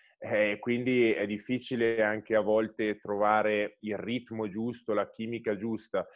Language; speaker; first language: Italian; native; Italian